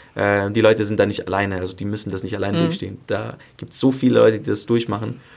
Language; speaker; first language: German; early bilingual, other home language; Greek